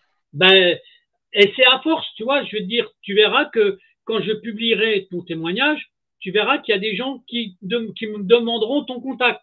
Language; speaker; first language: French; native; French